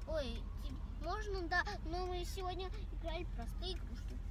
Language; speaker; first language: Russian; early bilingual, heritage; Russian